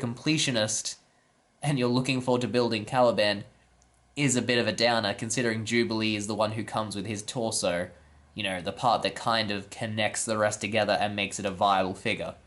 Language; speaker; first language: English; native; English